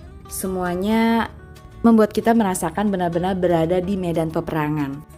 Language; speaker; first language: Indonesian; native; Indonesian